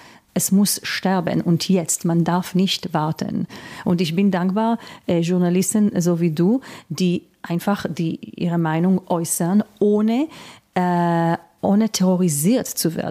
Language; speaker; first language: German; non-native, fluent; Hebrew